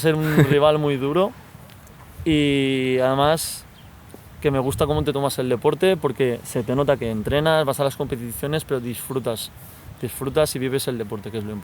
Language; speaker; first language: Spanish; native; Spanish